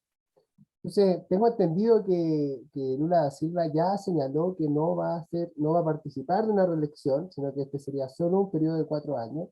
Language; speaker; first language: Spanish; native; Spanish